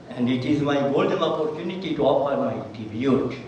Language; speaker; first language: English; non-native, local second language; Bangla